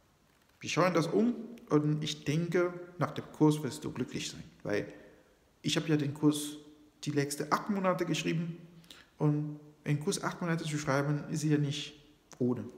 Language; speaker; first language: German; non-native, fluent; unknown